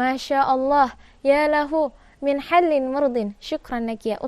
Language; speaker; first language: Arabic; non-native, learner; Indonesian